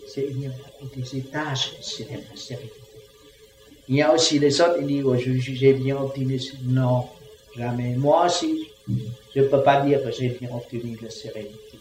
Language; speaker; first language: French; non-native, learner; Vietnamese